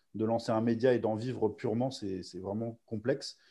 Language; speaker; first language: French; native; French